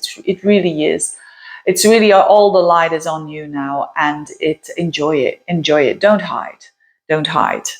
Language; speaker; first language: English; non-native, fluent; Dutch